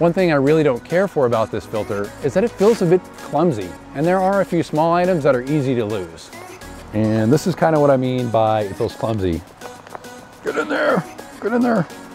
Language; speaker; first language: English; native; English